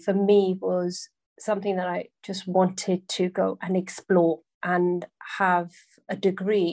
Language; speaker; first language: English; native; English